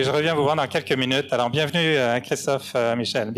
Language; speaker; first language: French; native; French